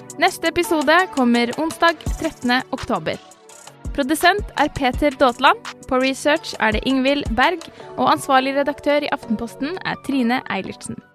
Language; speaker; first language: Norwegian; early bilingual, other home language; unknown